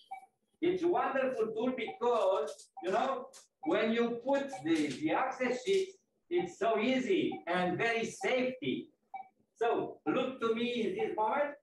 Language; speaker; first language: English; non-native, fluent; Romanian